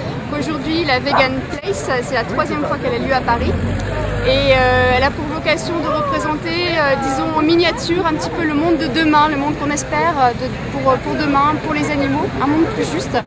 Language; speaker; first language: French; native; French